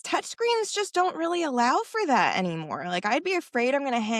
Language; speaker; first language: English; native; English